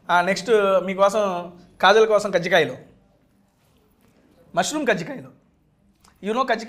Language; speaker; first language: Telugu; native; Telugu